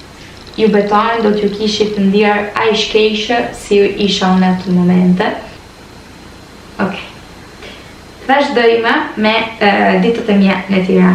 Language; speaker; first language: Albanian; early bilingual, heritage; Albanian